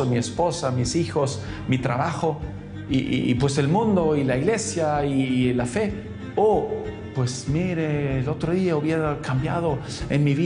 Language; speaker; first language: Spanish; non-native, fluent; German